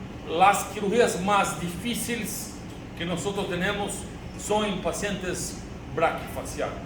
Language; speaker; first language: Spanish; non-native, learner; Portuguese